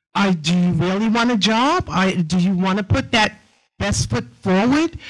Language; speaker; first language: English; native; English